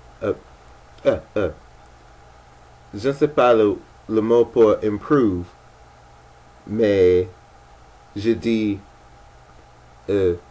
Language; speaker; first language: French; non-native, learner; English